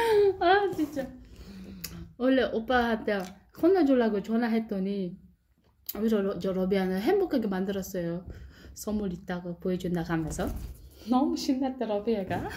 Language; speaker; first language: Korean; non-native, fluent; Uzbek